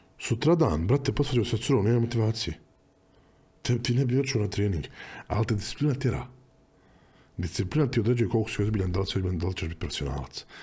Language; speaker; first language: Bosnian; native; Bosnian